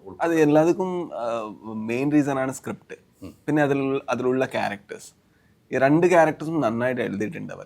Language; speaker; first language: Malayalam; non-native, learner; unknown